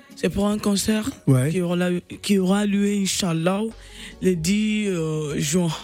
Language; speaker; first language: French; non-native, local second language; Bambara